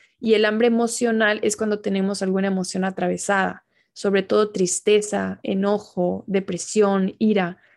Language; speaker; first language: Spanish; native; Spanish